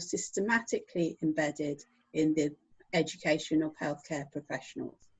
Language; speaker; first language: English; native; English